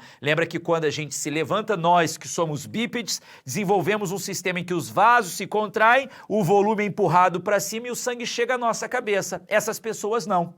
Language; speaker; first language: Portuguese; native; Portuguese